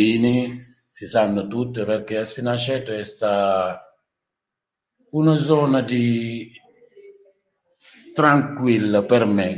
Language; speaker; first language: Italian; non-native, learner; Wolof